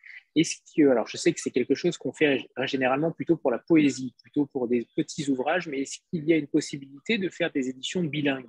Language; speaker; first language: French; native; French